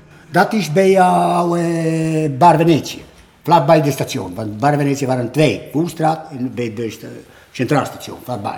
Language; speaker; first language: Dutch; non-native, learner; Italian